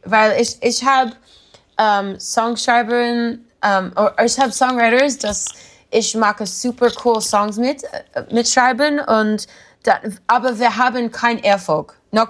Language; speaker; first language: German; non-native, learner; English